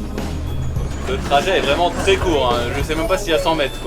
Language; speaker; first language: French; native; French